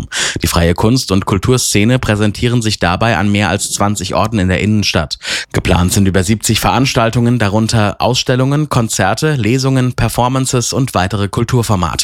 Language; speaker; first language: German; native; German